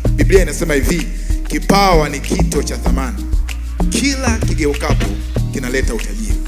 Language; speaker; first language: Swahili; native; Swahili